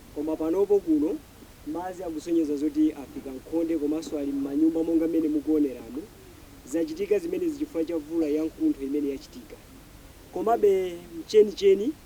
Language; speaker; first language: Nyanja; non-native, local second language; Yao